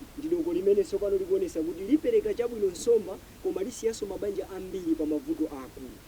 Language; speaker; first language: Nyanja; non-native, local second language; Yao